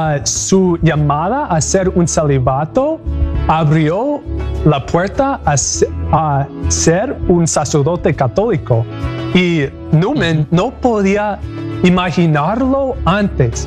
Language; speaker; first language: Spanish; non-native, learner; English